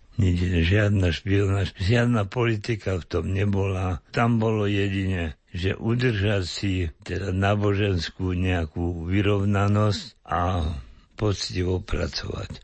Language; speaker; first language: Slovak; native; Slovak